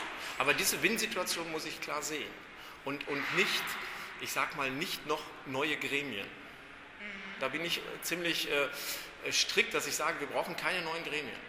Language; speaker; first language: German; native; German